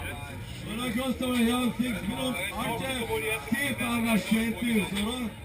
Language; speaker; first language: German; native; German